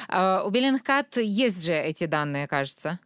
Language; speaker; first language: Russian; native; Russian